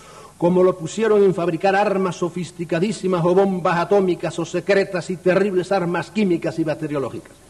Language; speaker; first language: Spanish; native; Spanish